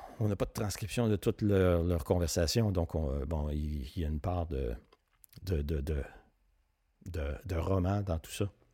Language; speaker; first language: French; native; French